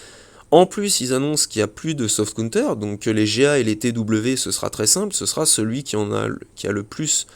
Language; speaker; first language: French; native; French